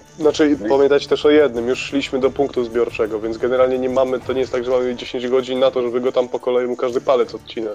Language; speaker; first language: Polish; native; Polish